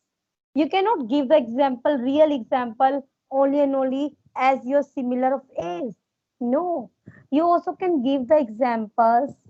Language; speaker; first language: English; non-native, learner; Hindi